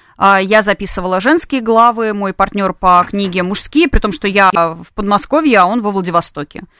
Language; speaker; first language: Russian; native; Russian